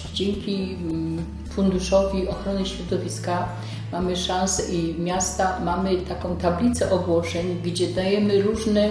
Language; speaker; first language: Polish; native; Polish